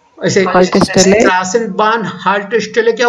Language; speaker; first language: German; non-native, fluent; Hindi